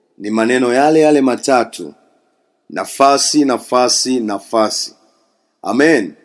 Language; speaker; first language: Swahili; non-native, local second language; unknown